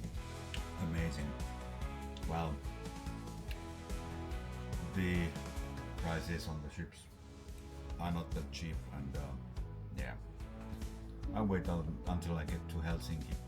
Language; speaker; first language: English; non-native, fluent; Finnish